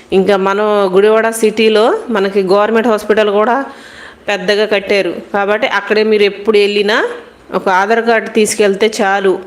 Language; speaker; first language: Telugu; non-native, local second language; Hindi